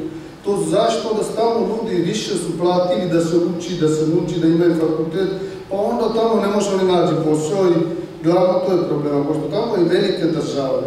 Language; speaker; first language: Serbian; non-native, learner; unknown